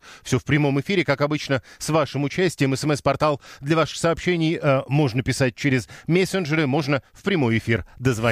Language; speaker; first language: Russian; native; Russian